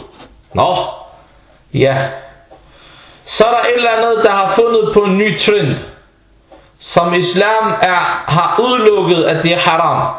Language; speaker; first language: Danish; early bilingual, other home language; Arabic